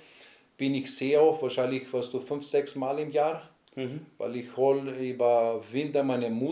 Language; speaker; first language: German; non-native, learner; Greek